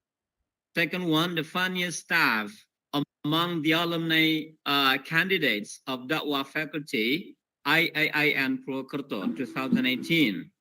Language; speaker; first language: English; non-native, fluent; Indonesian